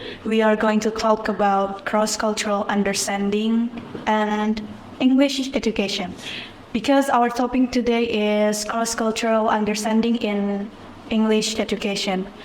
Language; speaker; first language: English; non-native, fluent; Indonesian